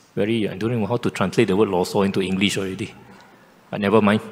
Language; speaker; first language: English; non-native, local second language; Chinese